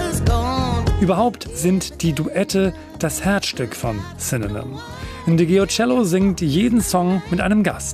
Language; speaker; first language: German; native; German